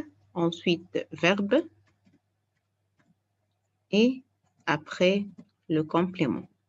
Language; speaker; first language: French; non-native, fluent; Arabic